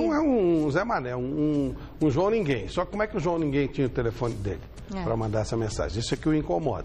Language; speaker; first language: Portuguese; native; Portuguese